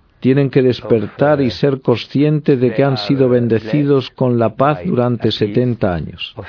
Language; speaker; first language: Spanish; non-native, fluent; Arabic